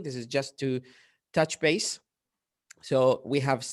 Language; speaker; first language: English; non-native, fluent; Arabic